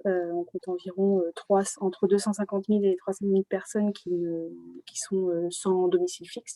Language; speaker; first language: French; native; French